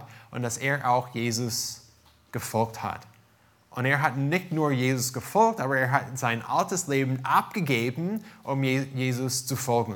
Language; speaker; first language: German; non-native, fluent; English